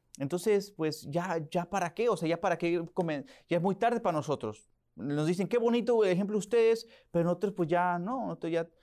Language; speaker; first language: Spanish; early bilingual, heritage; Spanish